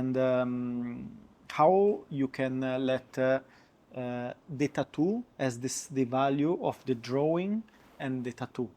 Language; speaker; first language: English; non-native, learner; Italian